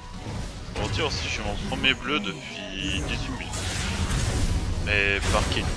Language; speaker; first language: French; native; French